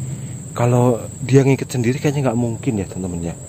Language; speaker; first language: Indonesian; native; Indonesian